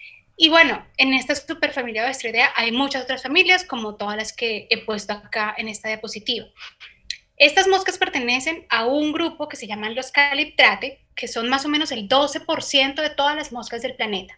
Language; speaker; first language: Spanish; native; Spanish